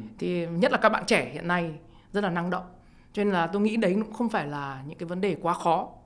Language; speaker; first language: Vietnamese; native; Vietnamese